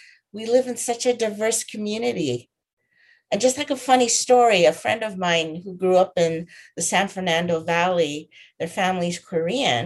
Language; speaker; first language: English; native; English